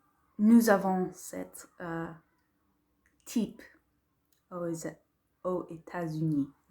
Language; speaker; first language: French; non-native, learner; English